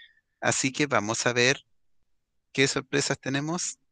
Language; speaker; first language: Spanish; native; Spanish